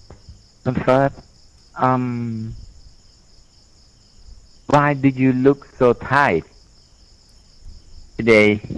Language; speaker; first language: English; non-native, learner; Thai